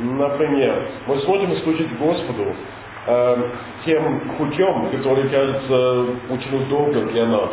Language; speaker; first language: Russian; non-native, learner; English